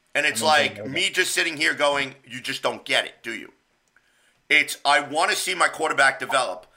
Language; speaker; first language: English; native; English